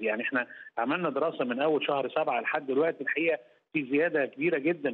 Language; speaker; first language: Arabic; native; Arabic